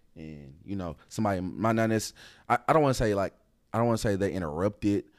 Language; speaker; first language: English; native; English